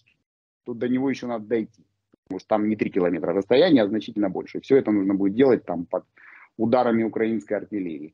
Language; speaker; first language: Russian; native; Russian